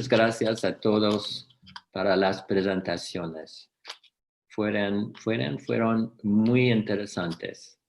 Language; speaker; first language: Spanish; non-native, learner; English